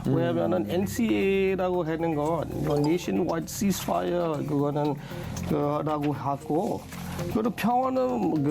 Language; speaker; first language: Korean; non-native, learner; S'gaw Karen